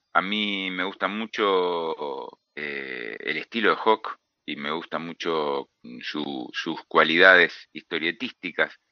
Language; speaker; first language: Spanish; native; Spanish